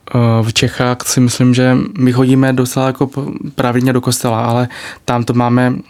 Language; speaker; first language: Czech; non-native, learner; Vietnamese